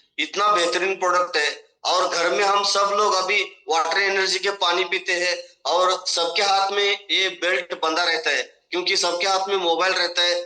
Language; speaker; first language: Hindi; non-native, local second language; Marathi